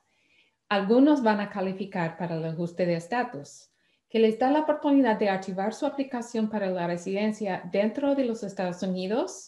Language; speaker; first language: Spanish; non-native, fluent; English